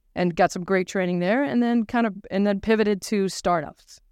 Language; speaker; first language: English; native; English